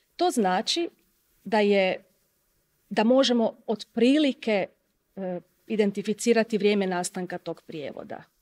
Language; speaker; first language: Croatian; native; Croatian